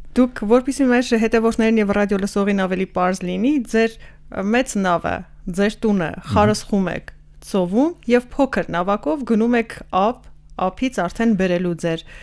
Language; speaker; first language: Armenian; native; Armenian